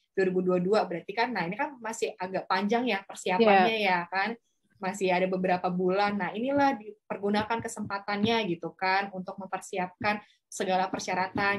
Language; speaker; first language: Indonesian; native; Indonesian